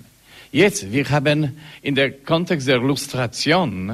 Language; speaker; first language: German; non-native, learner; Polish